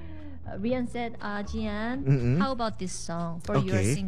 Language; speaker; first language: English; non-native, learner; Korean